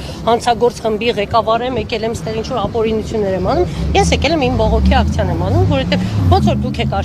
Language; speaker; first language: Armenian; native; Armenian